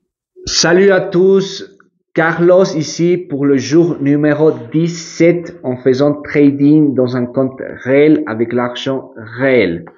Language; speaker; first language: French; non-native, fluent; Spanish